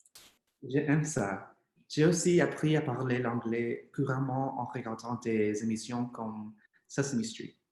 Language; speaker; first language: French; non-native, learner; English